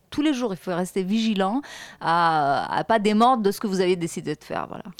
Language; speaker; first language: French; non-native, fluent; Persian